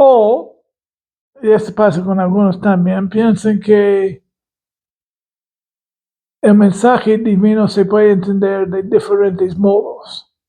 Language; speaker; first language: Spanish; non-native, fluent; English